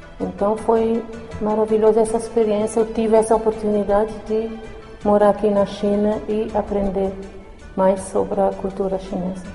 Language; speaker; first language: Portuguese; non-native, local second language; Kabuverdianu